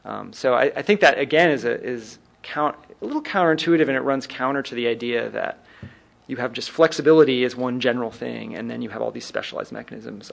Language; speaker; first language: English; native; English